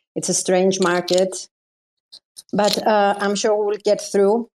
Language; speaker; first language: English; non-native, fluent; Greek